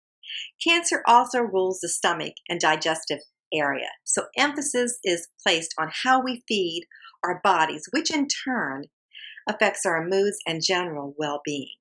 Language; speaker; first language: English; native; English